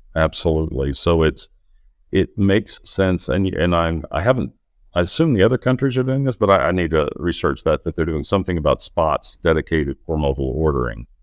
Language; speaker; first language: English; native; English